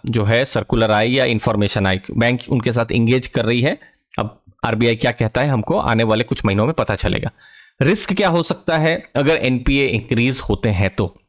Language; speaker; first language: Hindi; native; Hindi